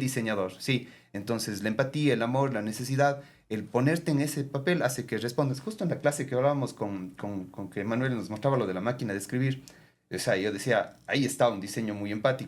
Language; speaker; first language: Spanish; native; Spanish